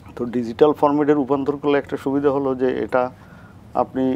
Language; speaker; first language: Bangla; native; Bangla